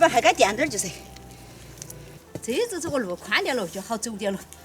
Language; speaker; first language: Chinese; native; Chinese